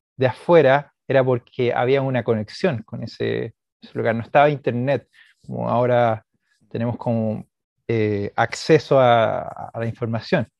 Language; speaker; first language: Spanish; native; Spanish